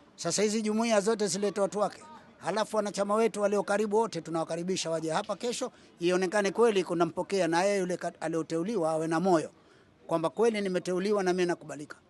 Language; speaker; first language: Swahili; native; Swahili